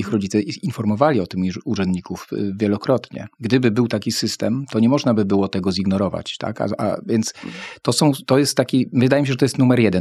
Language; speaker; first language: Polish; native; Polish